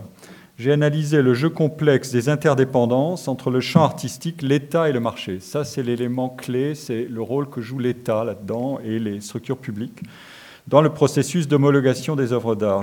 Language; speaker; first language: French; native; French